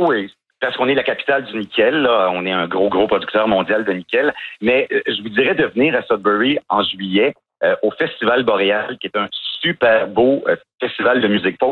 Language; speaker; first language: French; native; French